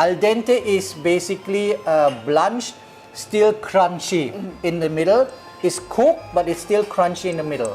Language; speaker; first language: English; non-native, fluent; Indonesian